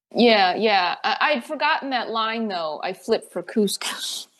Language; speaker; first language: English; native; English